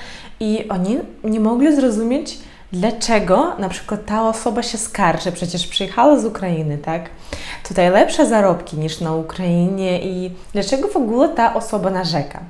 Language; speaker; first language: Polish; non-native, fluent; Ukrainian